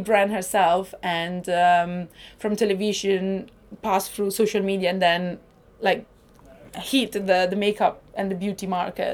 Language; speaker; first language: English; non-native, fluent; Italian